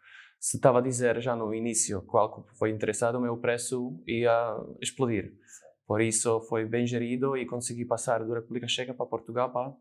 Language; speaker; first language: Portuguese; non-native, fluent; Slovak